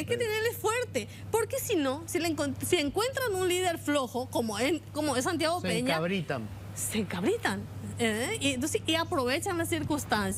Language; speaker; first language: Spanish; native; Spanish